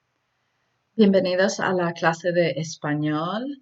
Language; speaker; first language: Spanish; early bilingual, heritage; Spanish